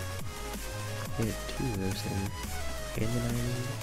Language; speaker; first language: English; native; English